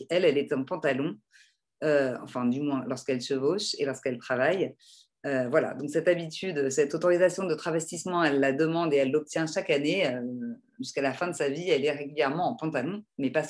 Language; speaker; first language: French; native; French